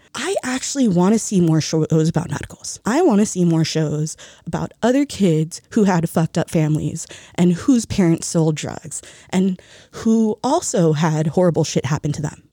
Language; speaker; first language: English; early bilingual, other home language; Spanish